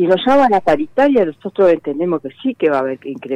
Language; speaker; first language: Spanish; native; Spanish